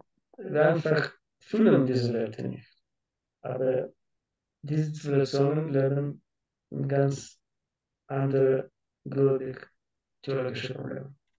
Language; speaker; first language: German; non-native, learner; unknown